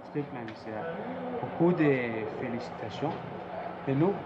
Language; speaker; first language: French; non-native, learner; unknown